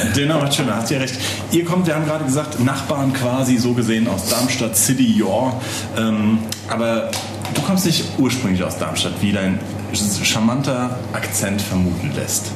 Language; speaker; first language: German; native; German